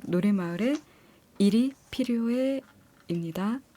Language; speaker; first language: Korean; native; Korean